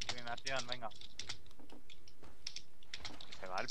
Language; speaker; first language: Spanish; native; Spanish